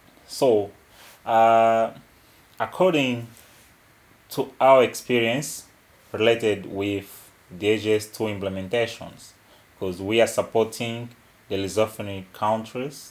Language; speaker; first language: English; non-native, local second language; Portuguese